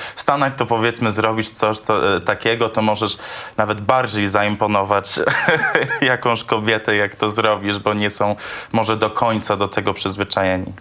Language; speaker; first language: Polish; early bilingual, heritage; English